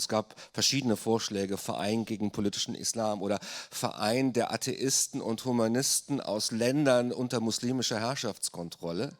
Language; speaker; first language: German; non-native, fluent; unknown